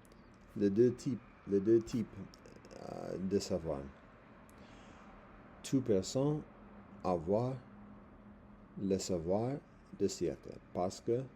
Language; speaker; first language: French; non-native, learner; English